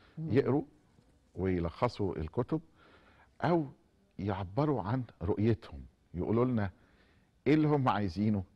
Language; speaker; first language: Arabic; native; Arabic